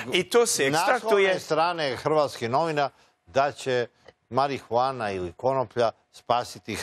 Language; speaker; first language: Serbian; native; Serbian